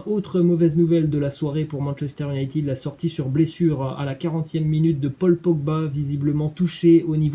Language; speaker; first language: French; native; French